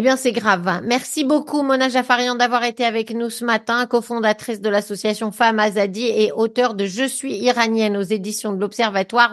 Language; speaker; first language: French; native; French